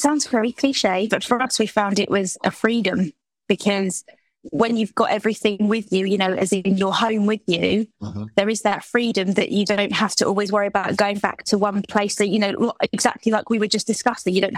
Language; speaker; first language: English; native; English